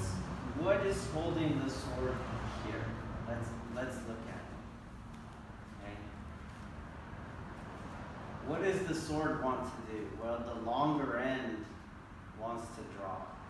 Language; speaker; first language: English; native; English